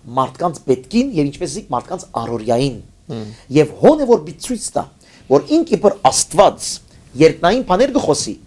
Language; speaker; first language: Armenian; native; Armenian